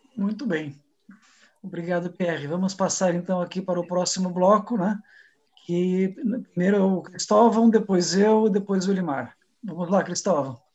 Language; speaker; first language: Portuguese; native; Portuguese